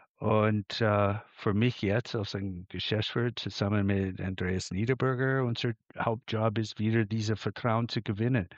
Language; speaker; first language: German; non-native, fluent; English